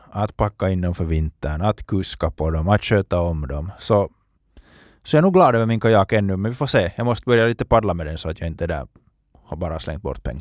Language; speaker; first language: Swedish; native; Swedish